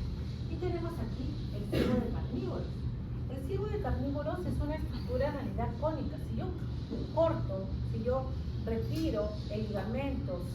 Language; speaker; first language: Spanish; native; Spanish